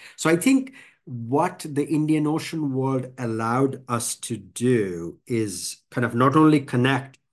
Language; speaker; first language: English; non-native, local second language; Bangla